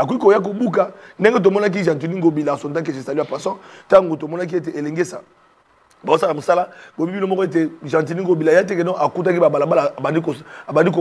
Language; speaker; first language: French; non-native, local second language; Lingala